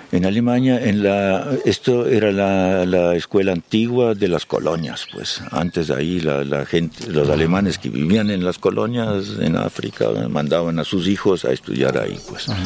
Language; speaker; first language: Spanish; early bilingual, other home language; German